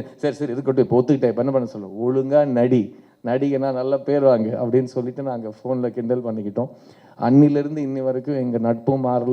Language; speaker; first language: Tamil; native; Tamil